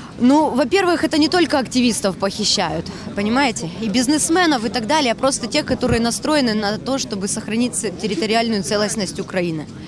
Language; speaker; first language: Russian; native; Russian